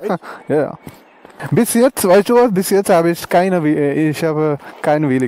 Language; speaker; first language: German; non-native, learner; Telugu